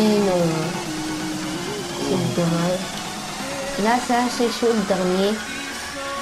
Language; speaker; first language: French; native; French